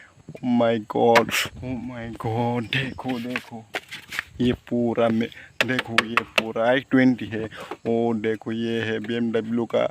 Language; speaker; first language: Hindi; non-native, local second language; Kok Borok